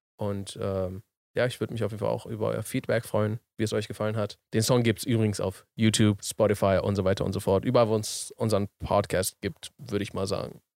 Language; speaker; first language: German; early bilingual, other home language; Persian